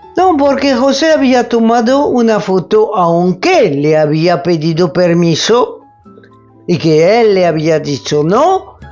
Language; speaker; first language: Spanish; non-native, fluent; French